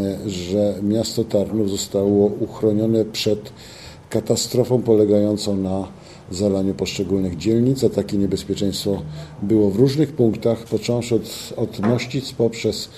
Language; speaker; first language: Polish; native; Polish